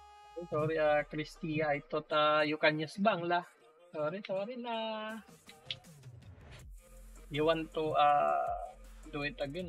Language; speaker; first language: English; non-native, learner; Indonesian